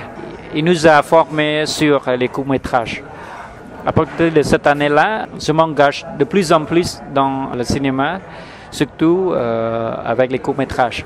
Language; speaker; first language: French; non-native, fluent; Khmer